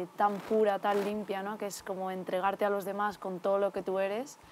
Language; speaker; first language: Spanish; native; Spanish